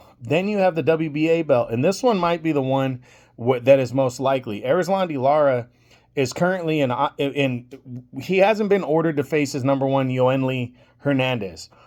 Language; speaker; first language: English; native; English